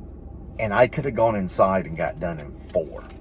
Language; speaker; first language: English; native; English